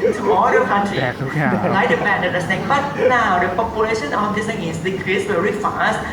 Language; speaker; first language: English; non-native, learner; Thai